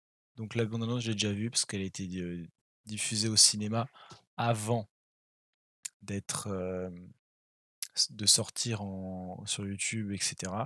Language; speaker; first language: French; native; French